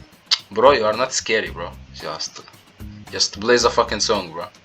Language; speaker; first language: English; non-native, learner; Arabic